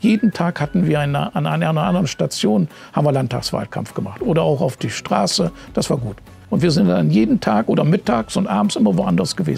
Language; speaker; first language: German; native; German